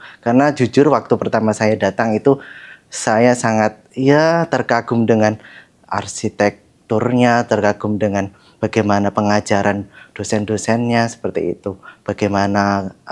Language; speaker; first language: Indonesian; non-native, local second language; Javanese